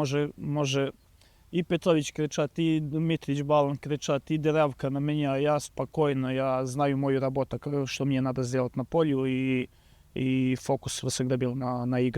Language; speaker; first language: Ukrainian; non-native, learner; Serbian